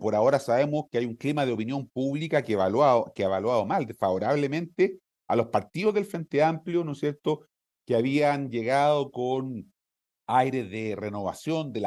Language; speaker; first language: Spanish; native; Spanish